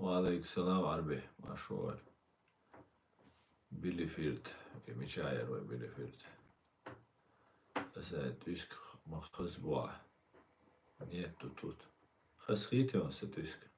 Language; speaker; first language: Russian; non-native, local second language; Chechen